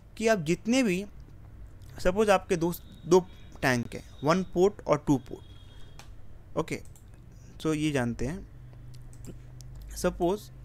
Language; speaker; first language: Hindi; native; Hindi